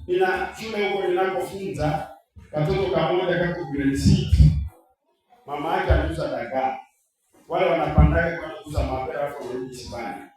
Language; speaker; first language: Swahili; non-native, local second language; Gusii